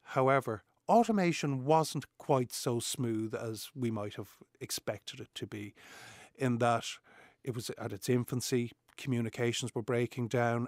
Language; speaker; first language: English; native; English